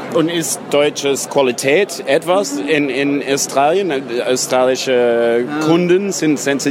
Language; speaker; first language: German; non-native, learner; English